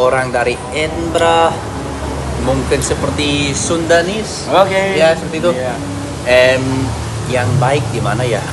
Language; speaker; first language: Indonesian; non-native, fluent; English